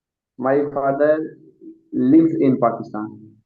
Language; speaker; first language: English; non-native, learner; Urdu